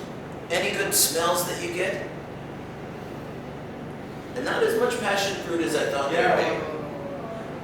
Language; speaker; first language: English; native; English